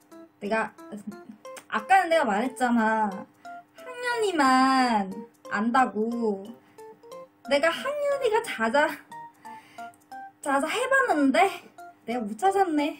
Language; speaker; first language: Korean; non-native, learner; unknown